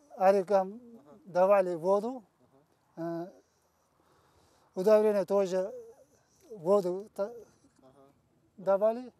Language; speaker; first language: Russian; non-native, learner; Uzbek